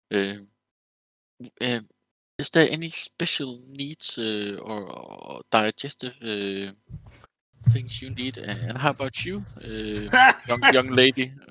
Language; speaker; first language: English; non-native, fluent; Danish